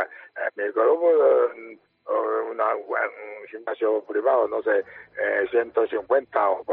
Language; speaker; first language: Spanish; non-native, fluent; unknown